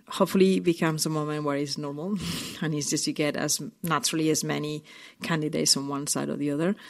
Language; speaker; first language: English; non-native, fluent; Spanish